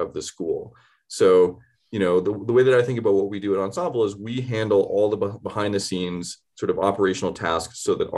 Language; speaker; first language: English; native; English